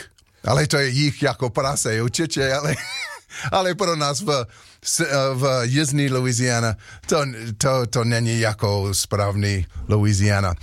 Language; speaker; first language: Czech; non-native, learner; English